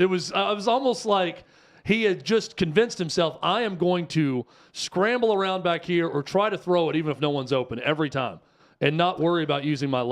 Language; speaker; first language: English; native; English